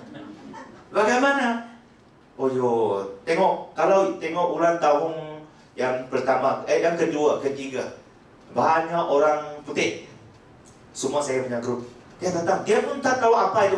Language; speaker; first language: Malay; non-native, local second language; Chinese